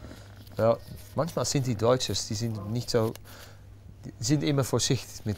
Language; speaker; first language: German; non-native, learner; Dutch